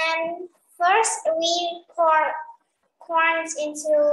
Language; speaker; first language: English; non-native, learner; Vietnamese